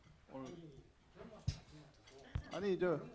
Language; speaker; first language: Korean; native; Korean